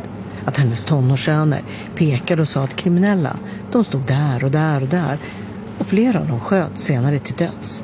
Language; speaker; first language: Swedish; native; Swedish